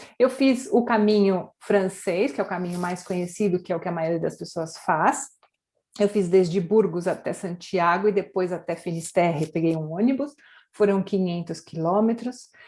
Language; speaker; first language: Portuguese; native; Portuguese